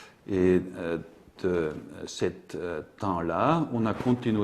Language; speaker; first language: French; non-native, learner; German